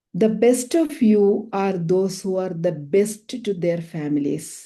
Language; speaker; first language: English; non-native, local second language; Malayalam